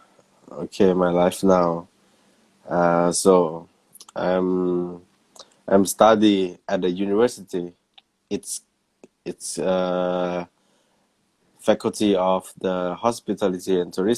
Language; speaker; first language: English; non-native, learner; Thai